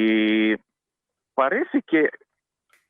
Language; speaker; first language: Spanish; non-native, learner; Russian